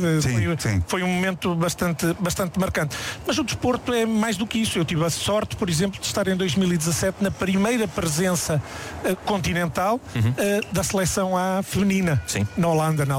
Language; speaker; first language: Portuguese; native; Portuguese